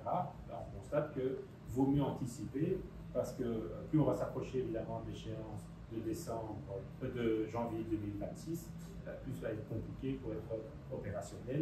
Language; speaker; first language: French; native; French